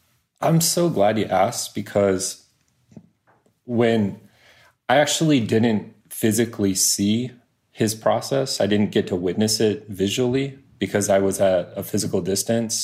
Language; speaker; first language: English; native; English